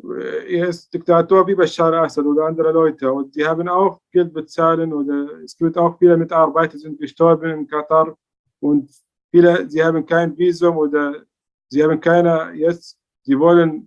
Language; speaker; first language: German; non-native, learner; Arabic